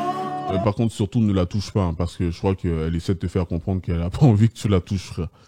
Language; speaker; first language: French; native; French